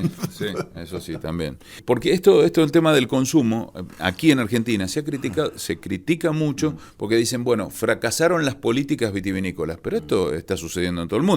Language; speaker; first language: Spanish; native; Spanish